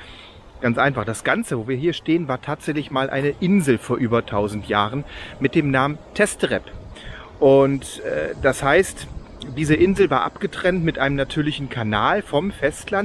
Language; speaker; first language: German; native; German